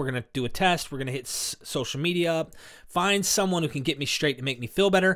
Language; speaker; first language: English; native; English